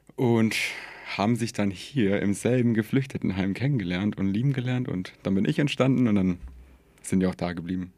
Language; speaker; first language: German; early bilingual, other home language; Persian